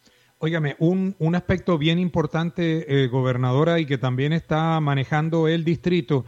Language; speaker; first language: Spanish; native; Spanish